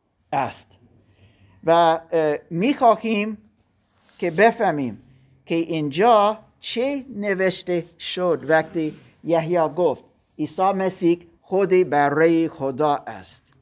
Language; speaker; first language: Persian; non-native, learner; German